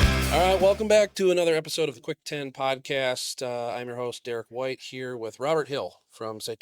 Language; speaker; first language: English; native; English